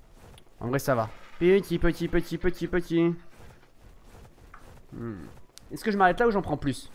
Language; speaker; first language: French; native; French